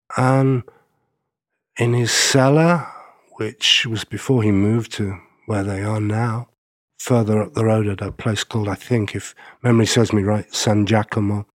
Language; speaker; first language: English; native; English